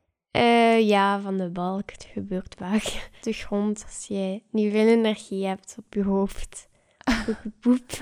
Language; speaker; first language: Dutch; native; Dutch